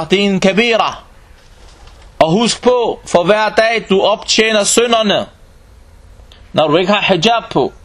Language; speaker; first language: Danish; non-native, local second language; Arabic